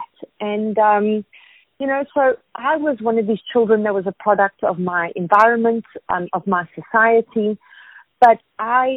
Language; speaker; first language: English; native; English